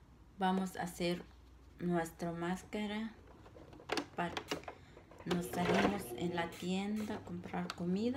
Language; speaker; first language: Spanish; non-native, local second language; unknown